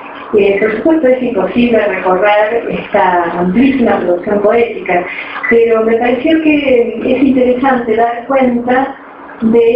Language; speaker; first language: Spanish; native; Spanish